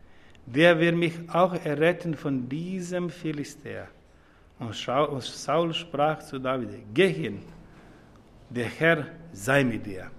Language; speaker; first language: German; non-native, fluent; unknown